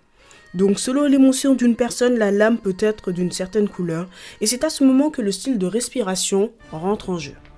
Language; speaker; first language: French; native; French